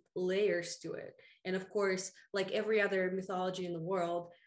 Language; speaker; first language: English; early bilingual, other home language; Russian